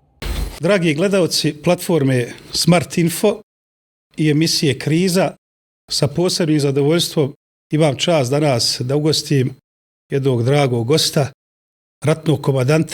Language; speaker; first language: Bosnian; native; Bosnian